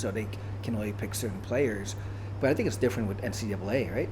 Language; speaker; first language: English; early bilingual, other home language; Thai